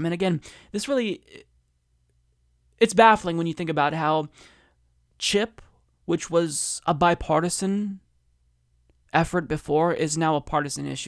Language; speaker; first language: English; native; English